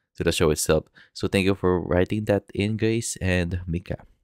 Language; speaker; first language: English; non-native, local second language; Filipino